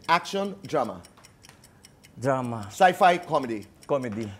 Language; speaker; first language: Filipino; non-native, local second language; Cebuano